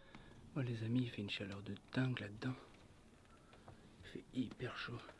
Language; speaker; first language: French; native; French